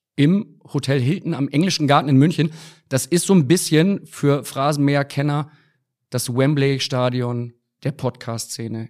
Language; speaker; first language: German; native; German